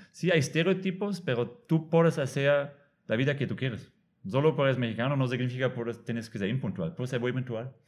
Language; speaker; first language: Spanish; non-native, fluent; German